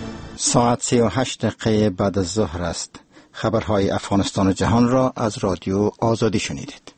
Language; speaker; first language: Persian; native; Persian